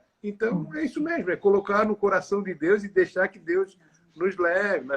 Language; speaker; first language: Portuguese; native; Portuguese